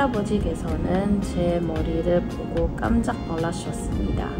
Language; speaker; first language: Korean; non-native, learner; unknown